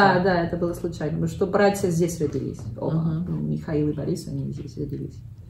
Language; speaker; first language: Russian; early bilingual, heritage; Russian